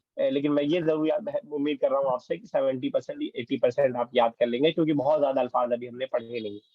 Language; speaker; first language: Urdu; native; Urdu